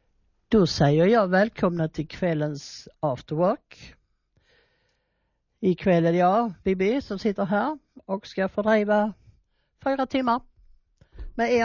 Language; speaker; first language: Swedish; native; Swedish